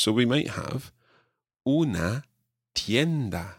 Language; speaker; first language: Spanish; non-native, fluent; English